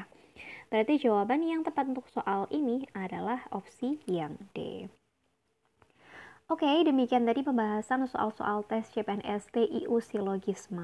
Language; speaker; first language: Indonesian; native; Indonesian